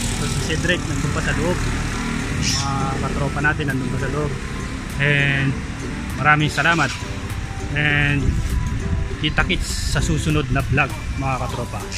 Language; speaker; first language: Filipino; native; Filipino